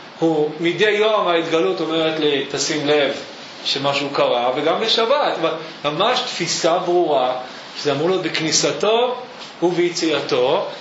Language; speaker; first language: Hebrew; native; Hebrew